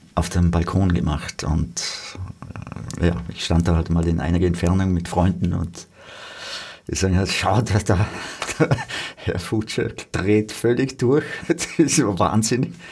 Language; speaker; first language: German; native; German